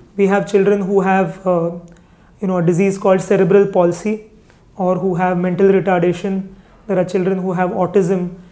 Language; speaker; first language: English; non-native, local second language; Hindi